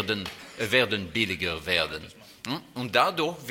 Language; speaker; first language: German; non-native, fluent; French